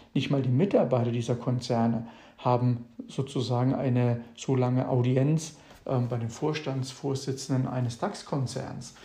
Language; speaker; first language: German; early bilingual, other home language; Italian